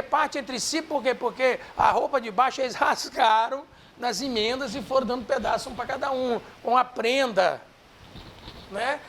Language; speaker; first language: Portuguese; native; Portuguese